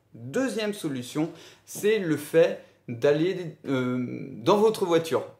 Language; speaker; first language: French; native; French